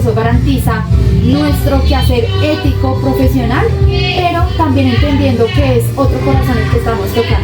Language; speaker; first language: Spanish; native; Spanish